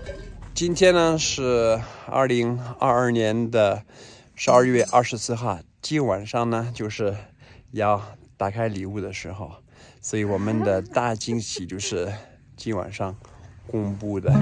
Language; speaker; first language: Chinese; non-native, fluent; French